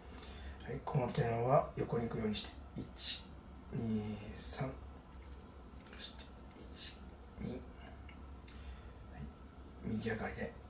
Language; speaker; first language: Japanese; native; Japanese